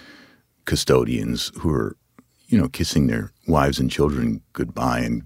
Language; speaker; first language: English; native; English